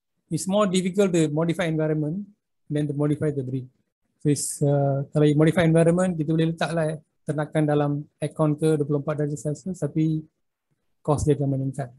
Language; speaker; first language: English; non-native, local second language; Malay